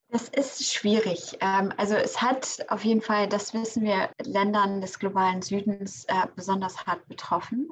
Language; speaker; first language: German; early bilingual, other home language; English